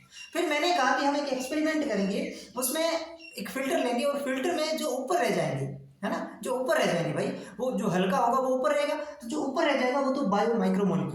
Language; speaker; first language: Hindi; native; Hindi